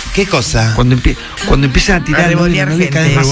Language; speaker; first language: Spanish; native; Spanish